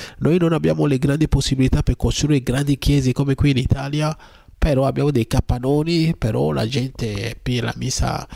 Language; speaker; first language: Italian; non-native, fluent; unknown